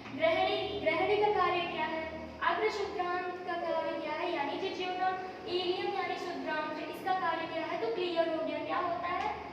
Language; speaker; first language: Hindi; native; Hindi